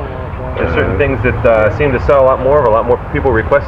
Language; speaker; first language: English; native; English